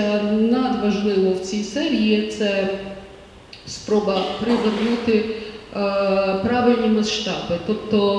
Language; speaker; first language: Ukrainian; native; Ukrainian